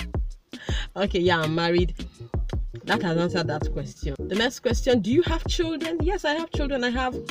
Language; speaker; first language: English; non-native, local second language; Igbo